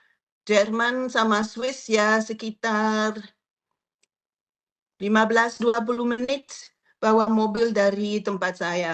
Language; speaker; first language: Indonesian; non-native, fluent; French